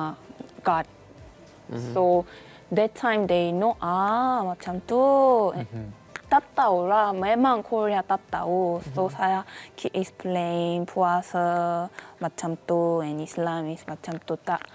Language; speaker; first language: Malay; non-native, learner; Korean